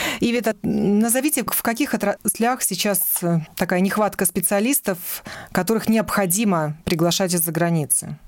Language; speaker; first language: Russian; native; Russian